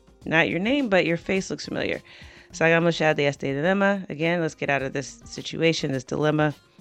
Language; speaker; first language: English; native; English